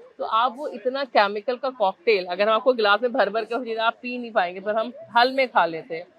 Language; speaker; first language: Hindi; native; Hindi